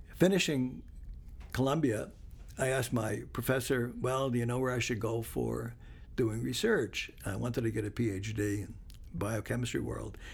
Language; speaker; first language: English; early bilingual, other home language; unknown